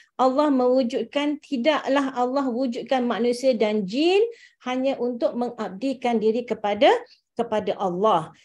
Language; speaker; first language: Malay; native; Malay